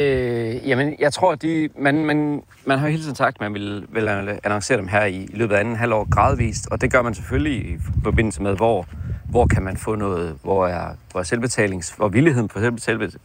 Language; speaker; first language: Danish; native; Danish